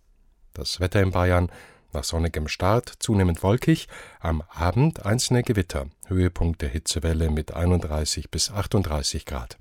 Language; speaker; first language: German; native; German